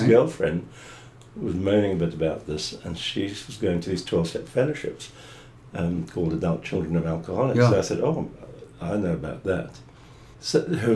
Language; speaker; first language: English; native; English